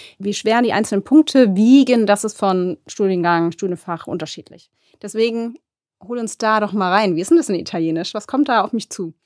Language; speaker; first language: German; native; German